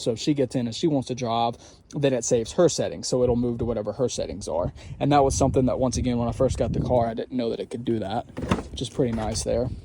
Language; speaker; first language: English; native; English